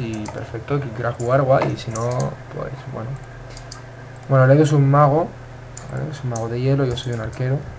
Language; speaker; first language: Spanish; native; Spanish